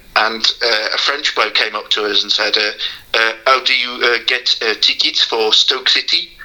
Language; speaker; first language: English; native; English